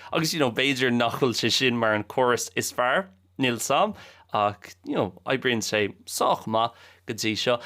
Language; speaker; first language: Irish; native; Irish